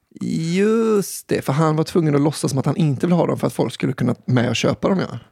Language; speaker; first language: Swedish; native; Swedish